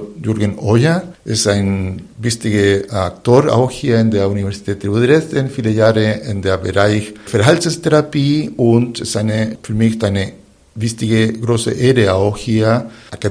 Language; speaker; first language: German; non-native, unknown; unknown